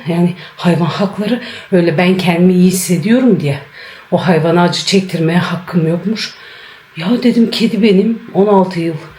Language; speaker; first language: Turkish; native; Turkish